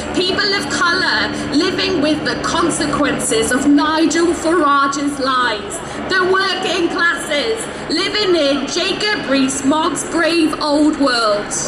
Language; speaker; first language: English; native; English